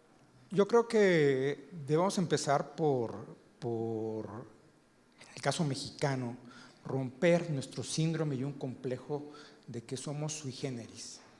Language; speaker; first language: Spanish; native; Spanish